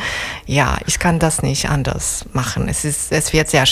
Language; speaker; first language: German; non-native, fluent; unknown